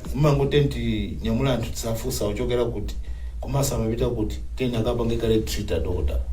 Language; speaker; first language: Nyanja; non-native, local second language; Tumbuka